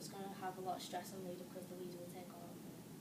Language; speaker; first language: English; native; English